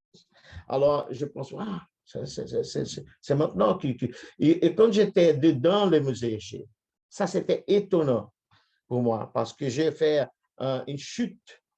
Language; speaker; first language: French; non-native, fluent; Portuguese